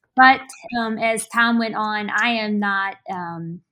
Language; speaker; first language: English; native; English